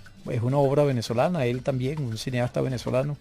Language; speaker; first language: Spanish; native; Spanish